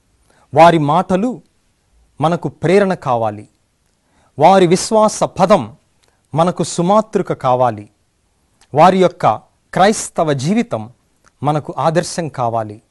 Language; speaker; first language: Telugu; native; Telugu